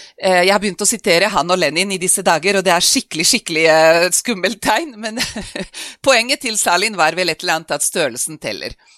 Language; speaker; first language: Norwegian; non-native, fluent; Serbian